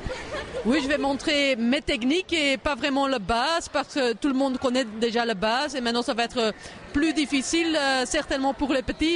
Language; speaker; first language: French; non-native, local second language; Dutch